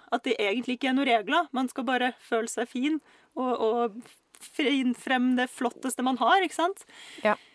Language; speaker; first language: Norwegian; early bilingual, other home language; Russian